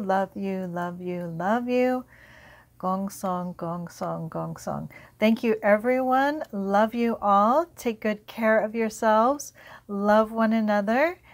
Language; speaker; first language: English; native; English